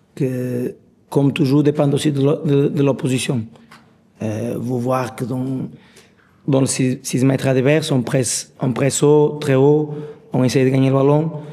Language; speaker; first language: French; non-native, learner; Portuguese